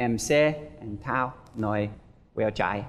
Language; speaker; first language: Vietnamese; non-native, learner; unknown